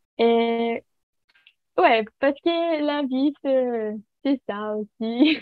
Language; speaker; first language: French; non-native, learner; Portuguese